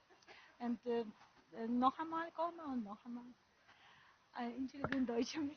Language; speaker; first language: German; non-native, learner; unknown